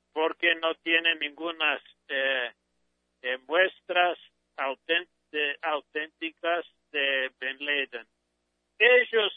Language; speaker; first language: Spanish; non-native, fluent; English